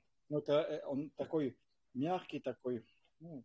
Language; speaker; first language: Russian; non-native, fluent; French